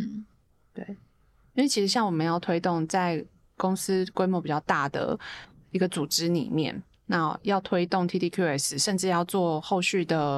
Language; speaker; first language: Chinese; native; Chinese